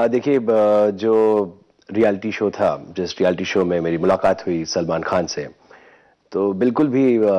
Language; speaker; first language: Hindi; native; Hindi